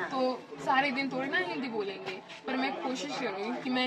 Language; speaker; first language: Hindi; non-native, learner; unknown